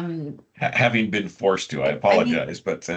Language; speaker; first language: English; native; English